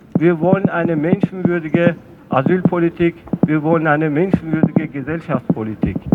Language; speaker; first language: German; early bilingual, other home language; Turkish